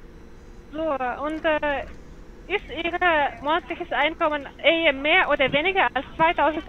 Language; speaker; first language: German; non-native, learner; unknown